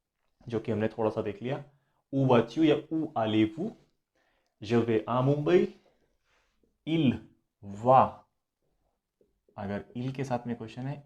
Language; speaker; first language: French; non-native, fluent; Hindi